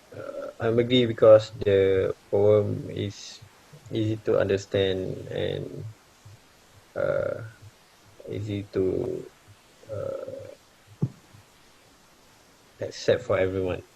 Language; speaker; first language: English; non-native, learner; Malay